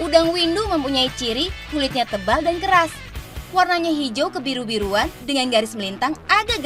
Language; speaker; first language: Indonesian; native; Indonesian